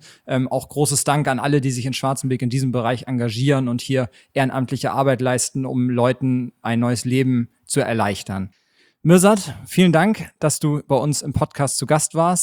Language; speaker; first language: German; native; German